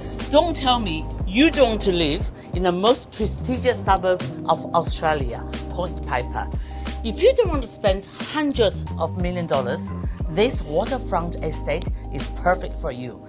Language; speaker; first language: English; non-native, fluent; Chinese